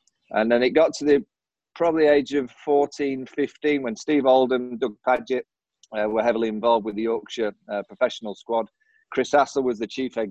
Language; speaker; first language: English; native; English